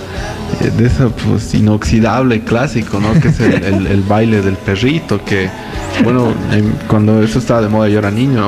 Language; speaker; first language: Spanish; native; Spanish